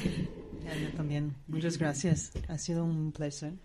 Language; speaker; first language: Spanish; non-native, fluent; English